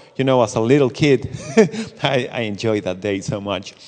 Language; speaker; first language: English; non-native, fluent; Spanish